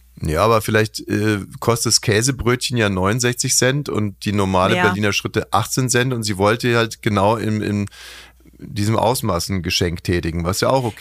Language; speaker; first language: German; native; German